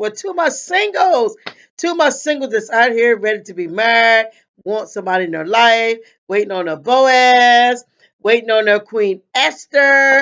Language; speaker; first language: English; native; English